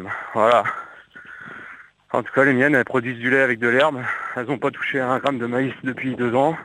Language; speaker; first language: French; native; French